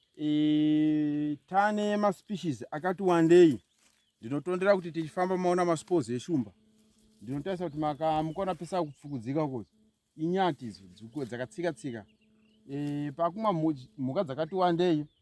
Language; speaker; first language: Shona; native; Shona